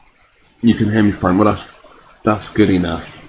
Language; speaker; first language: English; native; English